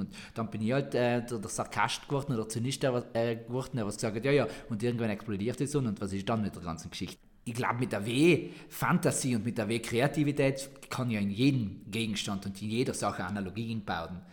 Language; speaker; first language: German; native; German